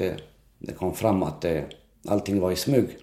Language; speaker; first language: Swedish; early bilingual, other home language; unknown